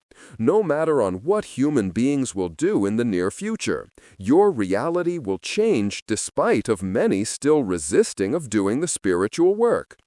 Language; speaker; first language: English; non-native, fluent; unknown